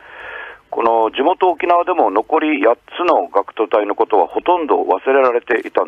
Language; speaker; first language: Japanese; native; Japanese